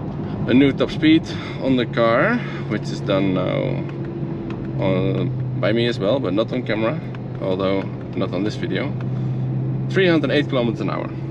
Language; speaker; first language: English; non-native, fluent; Dutch